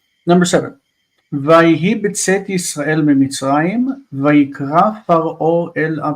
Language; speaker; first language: Hebrew; non-native, fluent; English